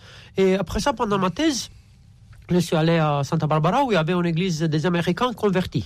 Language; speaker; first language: French; non-native, fluent; Romanian